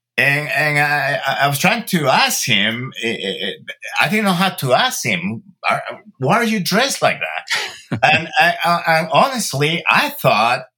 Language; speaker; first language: English; early bilingual, other home language; Spanish